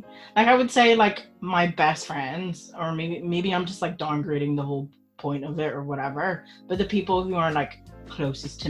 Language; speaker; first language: English; native; English